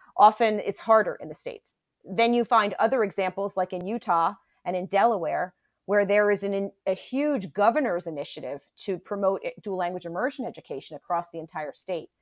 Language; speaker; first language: English; native; English